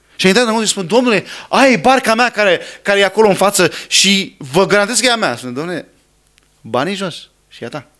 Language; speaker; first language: Romanian; non-native, fluent; English